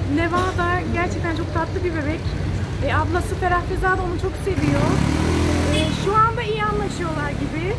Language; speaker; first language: Turkish; early bilingual, heritage; Turkish